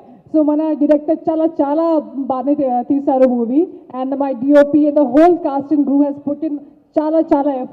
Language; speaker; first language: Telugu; non-native, learner; Hindi